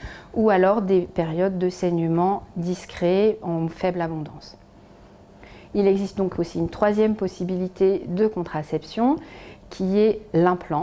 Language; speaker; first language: French; native; French